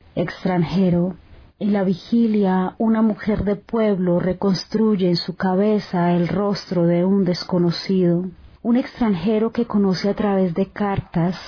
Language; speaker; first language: Spanish; native; Spanish